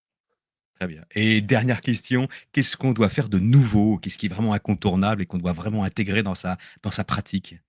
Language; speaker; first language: French; native; French